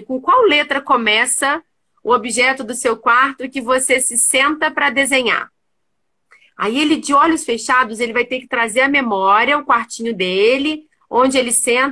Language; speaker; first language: Portuguese; native; Portuguese